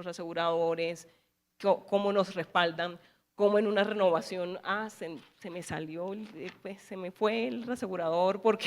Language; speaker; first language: Spanish; native; Spanish